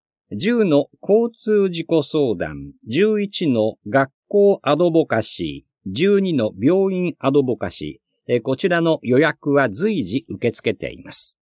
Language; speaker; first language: Japanese; native; Japanese